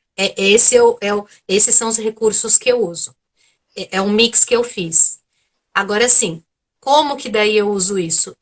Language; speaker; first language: Portuguese; native; Portuguese